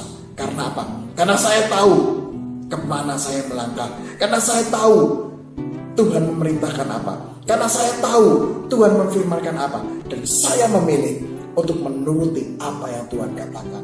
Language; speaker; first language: Indonesian; native; Indonesian